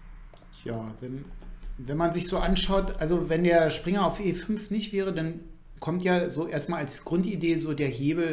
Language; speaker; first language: German; native; German